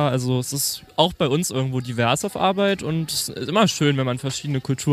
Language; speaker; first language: German; native; German